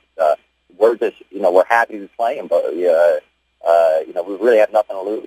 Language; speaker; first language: English; native; English